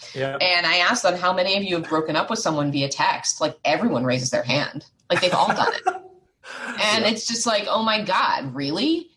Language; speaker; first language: English; native; English